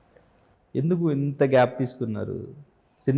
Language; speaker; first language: Telugu; native; Telugu